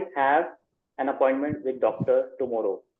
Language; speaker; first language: English; non-native, local second language; Hindi